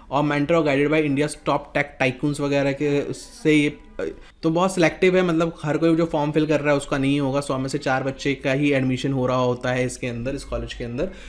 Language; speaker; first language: Hindi; native; Hindi